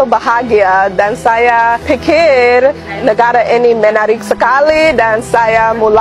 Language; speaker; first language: Indonesian; non-native, fluent; English